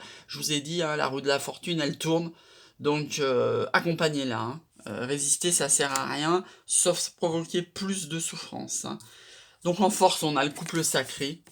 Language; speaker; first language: French; native; French